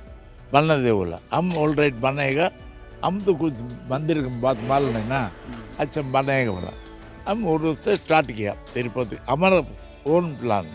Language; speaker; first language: Hindi; non-native, local second language; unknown